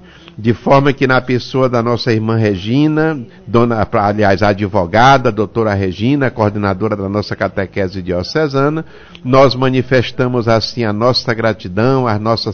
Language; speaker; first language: Portuguese; native; Portuguese